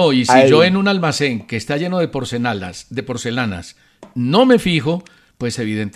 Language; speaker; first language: Spanish; native; Spanish